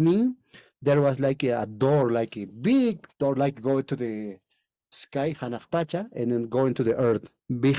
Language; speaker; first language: English; non-native, learner; Spanish